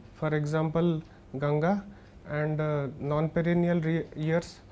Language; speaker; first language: English; non-native, local second language; Odia